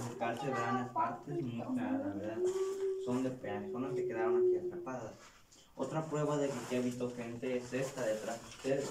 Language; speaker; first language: Spanish; native; Spanish